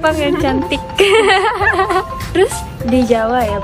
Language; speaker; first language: Indonesian; non-native, learner; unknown